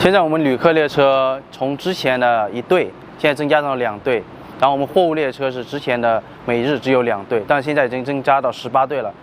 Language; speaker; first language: Chinese; non-native, fluent; Lao